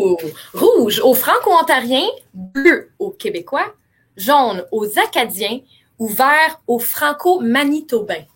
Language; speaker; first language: French; native; French